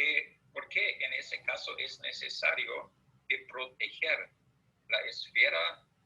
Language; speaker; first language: Spanish; non-native, fluent; German